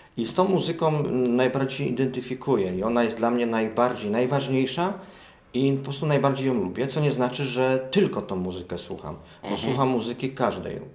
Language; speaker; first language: Polish; native; Polish